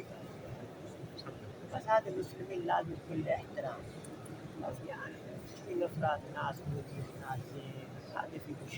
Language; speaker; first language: Arabic; non-native, learner; Urdu